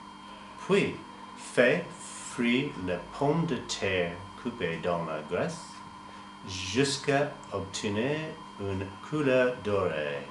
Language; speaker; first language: French; non-native, learner; English